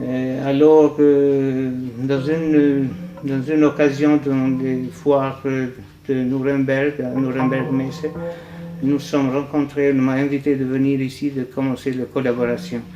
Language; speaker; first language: French; non-native, fluent; Albanian